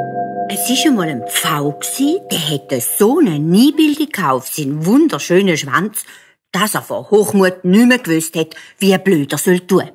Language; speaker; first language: German; native; German